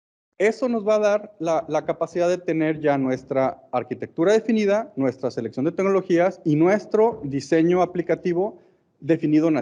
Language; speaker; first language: Spanish; native; Spanish